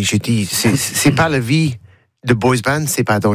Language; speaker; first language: French; non-native, learner; English